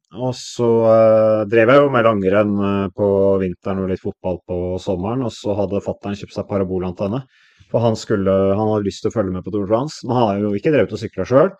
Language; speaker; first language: Norwegian; native; Norwegian